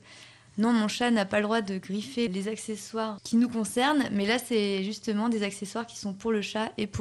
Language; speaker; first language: French; native; French